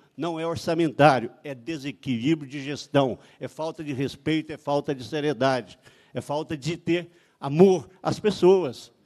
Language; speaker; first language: Portuguese; native; Portuguese